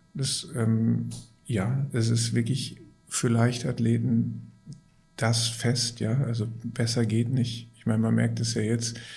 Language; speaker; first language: German; native; German